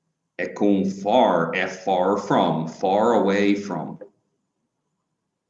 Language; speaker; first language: Portuguese; non-native, fluent; English